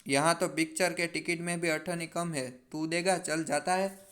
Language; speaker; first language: Hindi; non-native, local second language; Gujarati